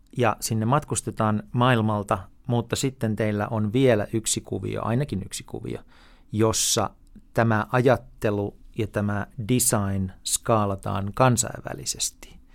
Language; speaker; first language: Finnish; native; Finnish